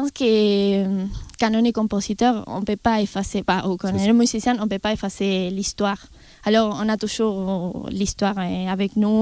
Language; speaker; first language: French; non-native, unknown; Spanish